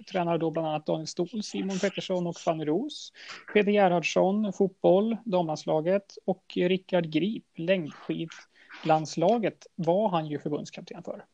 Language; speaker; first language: Swedish; native; Swedish